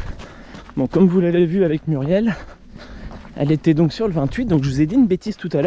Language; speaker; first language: French; native; French